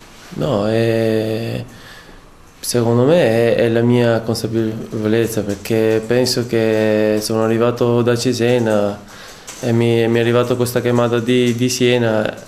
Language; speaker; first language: Italian; non-native, fluent; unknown